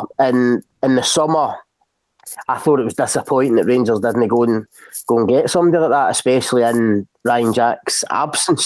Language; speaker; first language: English; native; English